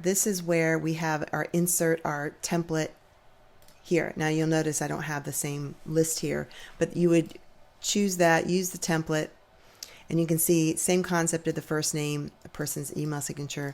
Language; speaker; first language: English; native; English